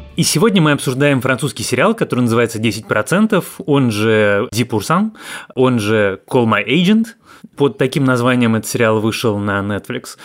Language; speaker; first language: Russian; native; Russian